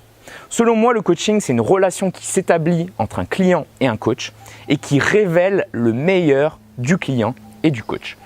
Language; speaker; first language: French; native; French